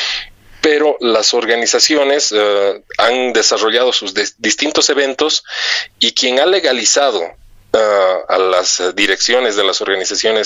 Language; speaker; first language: Spanish; native; Spanish